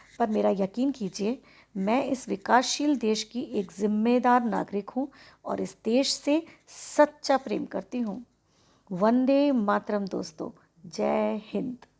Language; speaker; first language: Hindi; native; Hindi